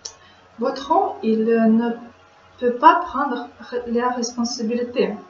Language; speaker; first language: French; non-native, learner; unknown